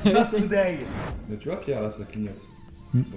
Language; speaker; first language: French; native; French